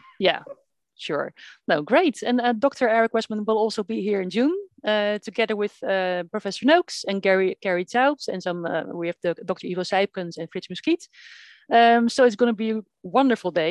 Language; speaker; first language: English; non-native, fluent; Dutch